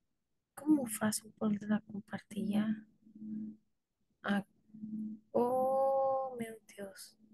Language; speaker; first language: Portuguese; non-native, learner; Spanish